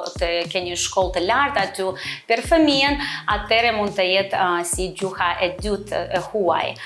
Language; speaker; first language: Albanian; non-native, fluent; Russian